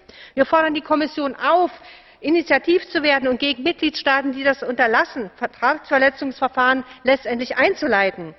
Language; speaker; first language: German; native; German